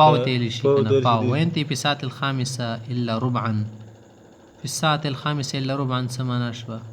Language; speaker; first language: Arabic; non-native, fluent; Pashto